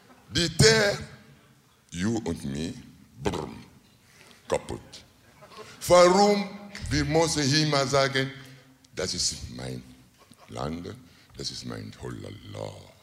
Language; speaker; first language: German; non-native, learner; Lingala